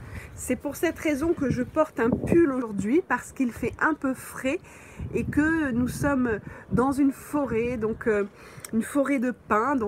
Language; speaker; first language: French; native; French